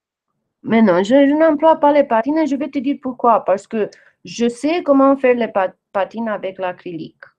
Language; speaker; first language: French; non-native, fluent; English